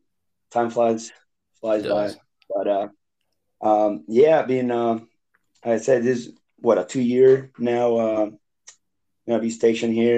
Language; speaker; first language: English; non-native, fluent; Spanish